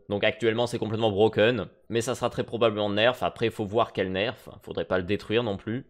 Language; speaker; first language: French; native; French